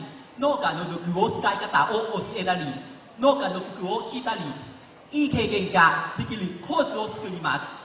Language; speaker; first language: Japanese; non-native, learner; Lao